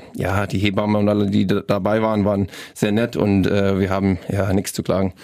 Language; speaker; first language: German; non-native, fluent; English